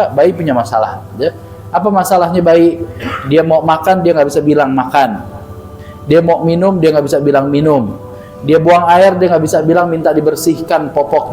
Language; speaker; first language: Indonesian; native; Indonesian